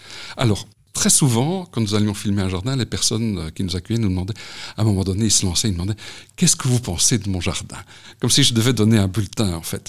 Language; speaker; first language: French; native; French